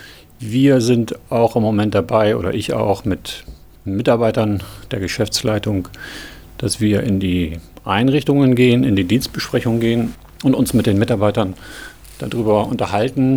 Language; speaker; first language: German; native; German